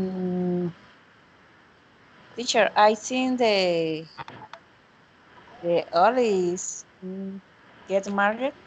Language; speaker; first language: English; non-native, learner; Spanish